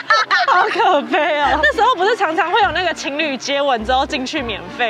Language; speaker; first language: Chinese; native; Chinese